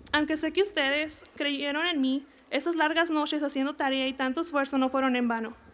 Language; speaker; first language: Spanish; early bilingual, other home language; English